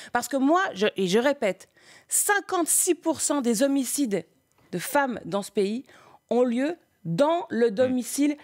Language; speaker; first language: French; early bilingual, other home language; Spanish